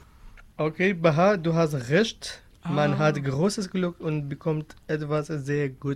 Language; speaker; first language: German; non-native, learner; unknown